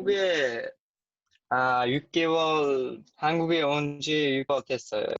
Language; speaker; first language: Korean; non-native, learner; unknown